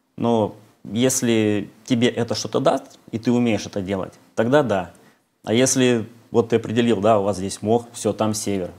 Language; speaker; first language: Russian; native; Russian